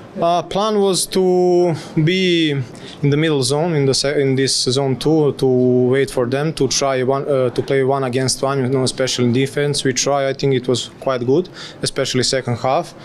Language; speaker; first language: English; non-native, fluent; Polish